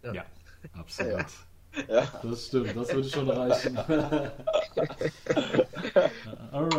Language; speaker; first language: German; native; German